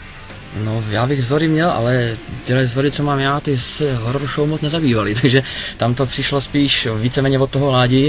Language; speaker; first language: Czech; native; Czech